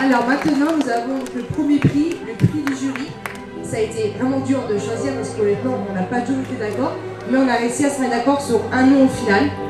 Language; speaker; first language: French; native; French